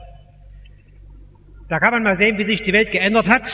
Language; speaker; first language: German; native; German